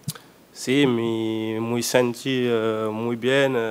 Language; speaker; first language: Spanish; non-native, learner; French